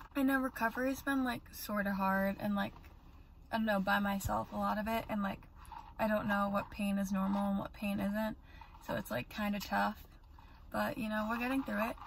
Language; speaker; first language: English; native; English